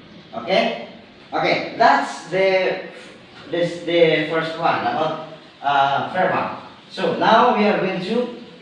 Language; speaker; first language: English; non-native, learner; Indonesian